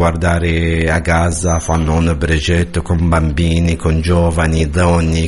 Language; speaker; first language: Italian; non-native, learner; Arabic